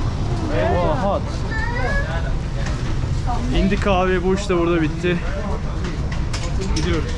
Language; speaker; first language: Turkish; native; Turkish